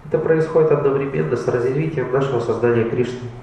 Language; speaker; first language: Russian; native; Russian